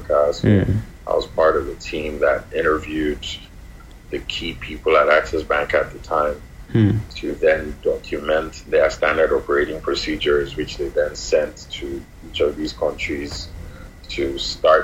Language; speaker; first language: English; non-native, local second language; Yoruba